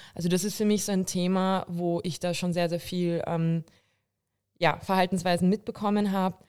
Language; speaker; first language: German; early bilingual, other home language; Bulgarian